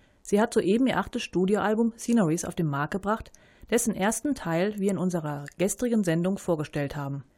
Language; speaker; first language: German; native; German